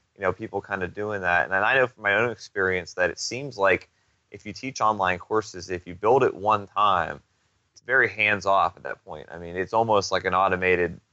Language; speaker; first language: English; native; English